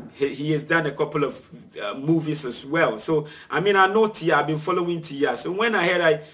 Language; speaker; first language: English; non-native, local second language; Akan